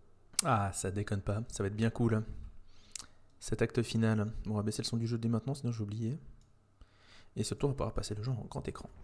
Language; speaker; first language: French; native; French